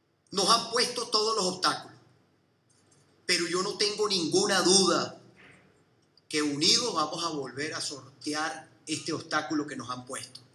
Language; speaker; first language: Spanish; native; Spanish